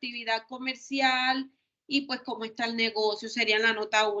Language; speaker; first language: Spanish; native; Spanish